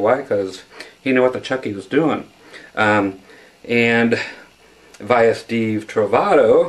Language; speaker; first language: English; native; English